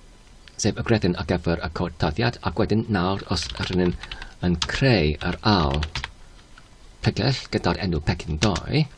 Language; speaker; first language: Welsh; non-native, fluent; English